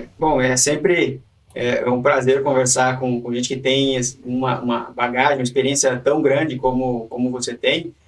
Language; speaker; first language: Portuguese; native; Portuguese